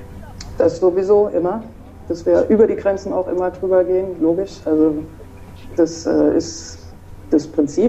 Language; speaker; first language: German; native; German